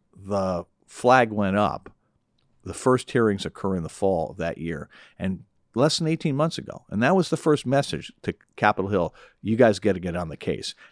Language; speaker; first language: English; native; English